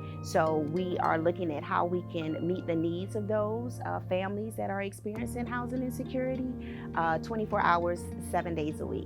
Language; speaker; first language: English; native; English